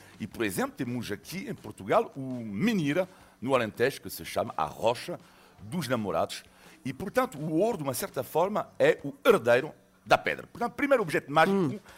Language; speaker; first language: Portuguese; non-native, fluent; French